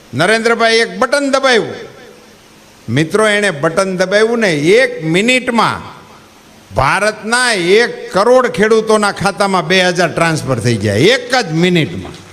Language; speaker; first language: Gujarati; native; Gujarati